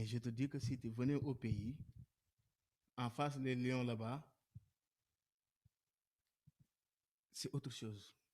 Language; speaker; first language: French; non-native, local second language; Wolof